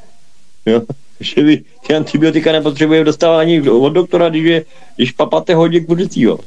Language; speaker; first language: Czech; native; Czech